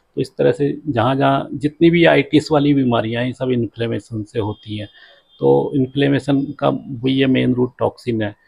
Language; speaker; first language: Hindi; native; Hindi